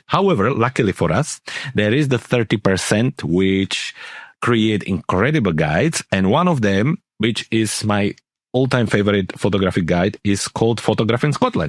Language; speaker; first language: English; non-native, fluent; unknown